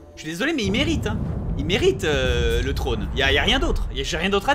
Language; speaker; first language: French; native; French